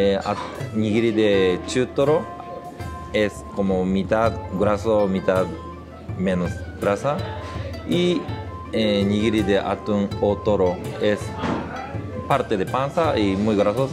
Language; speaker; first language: Spanish; non-native, fluent; Japanese